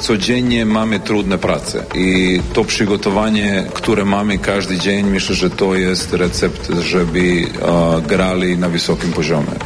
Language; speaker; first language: Polish; non-native, learner; Serbian